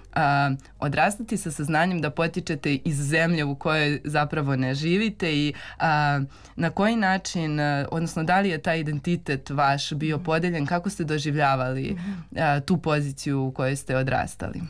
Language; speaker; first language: Serbian; native; Serbian